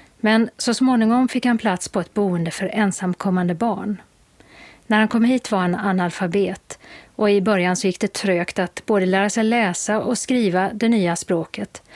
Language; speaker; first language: Swedish; native; Swedish